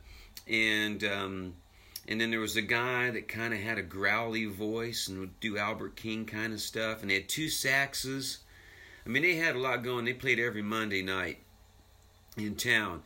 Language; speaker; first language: English; native; English